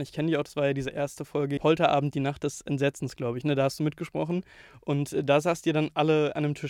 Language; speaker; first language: German; native; German